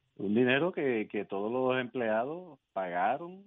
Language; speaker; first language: Spanish; native; Spanish